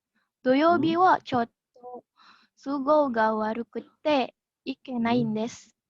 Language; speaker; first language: Japanese; non-native, learner; Indonesian